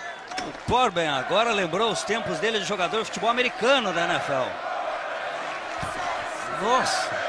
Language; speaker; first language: Portuguese; native; Portuguese